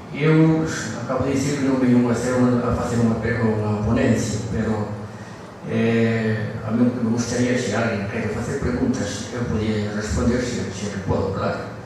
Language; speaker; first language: Galician; non-native, local second language; Spanish